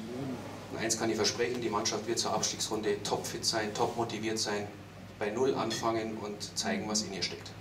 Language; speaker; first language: German; native; German